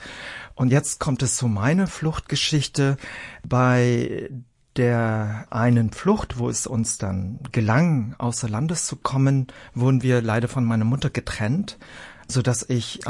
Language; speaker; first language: German; early bilingual, other home language; Vietnamese